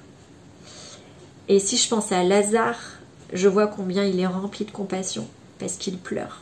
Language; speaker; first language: French; native; French